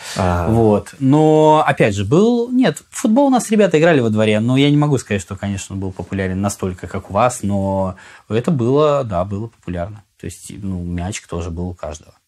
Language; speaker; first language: Russian; native; Russian